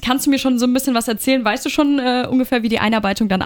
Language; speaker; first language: German; native; German